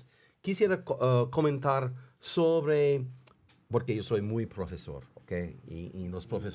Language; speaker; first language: Spanish; non-native, fluent; English